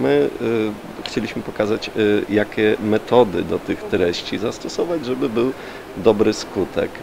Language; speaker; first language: Polish; native; Polish